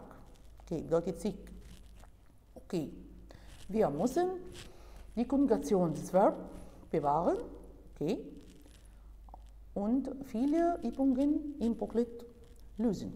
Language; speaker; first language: German; non-native, fluent; Arabic